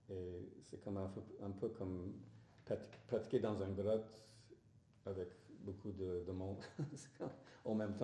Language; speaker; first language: French; non-native, fluent; English